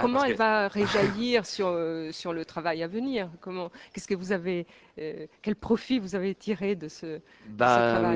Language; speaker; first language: French; native; French